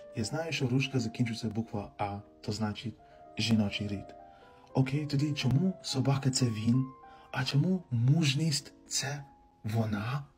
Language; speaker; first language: Ukrainian; non-native, fluent; English